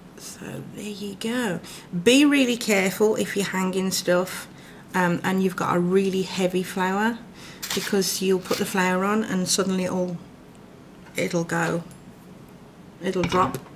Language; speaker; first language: English; native; English